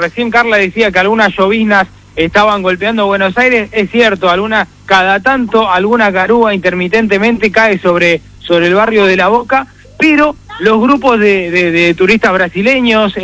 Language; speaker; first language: Spanish; native; Spanish